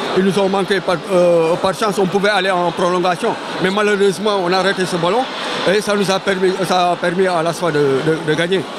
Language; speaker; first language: French; non-native, local second language; Wolof